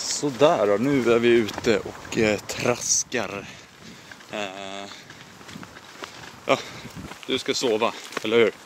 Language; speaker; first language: Swedish; native; Swedish